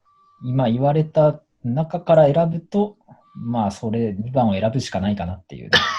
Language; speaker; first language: Japanese; native; Japanese